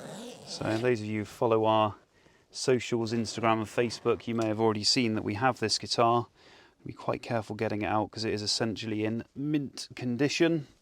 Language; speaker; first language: English; native; English